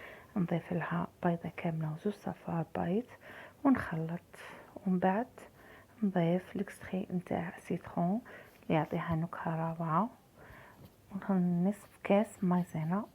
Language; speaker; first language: Arabic; native; Arabic